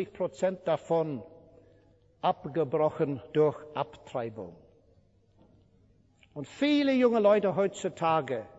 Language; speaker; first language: German; non-native, fluent; English